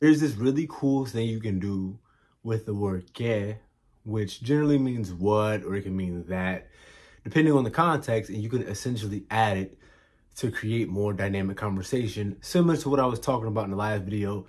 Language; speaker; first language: English; native; English